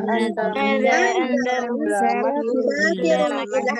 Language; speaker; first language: Arabic; non-native, learner; Indonesian